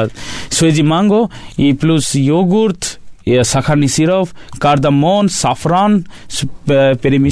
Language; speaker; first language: Russian; non-native, learner; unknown